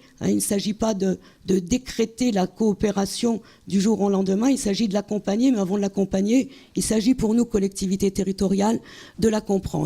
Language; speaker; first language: French; native; French